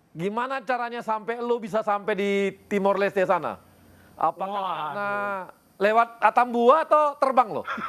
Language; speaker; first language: Indonesian; native; Indonesian